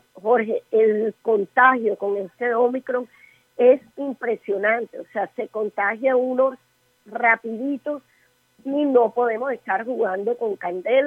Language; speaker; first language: Spanish; native; Spanish